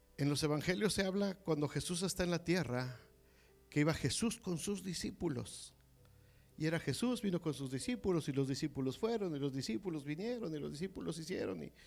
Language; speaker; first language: Spanish; native; Spanish